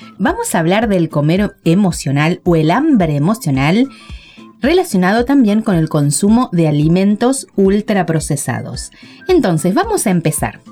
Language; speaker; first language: Spanish; native; Spanish